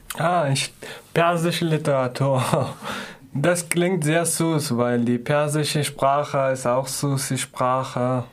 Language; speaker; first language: German; non-native, learner; Persian